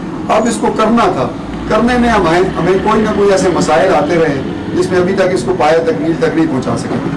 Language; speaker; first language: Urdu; non-native, local second language; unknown